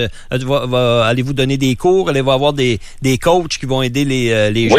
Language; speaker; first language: French; native; French